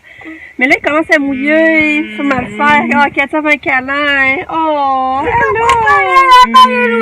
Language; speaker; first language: French; native; French